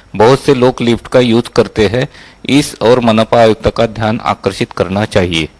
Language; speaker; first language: Hindi; non-native, local second language; Marathi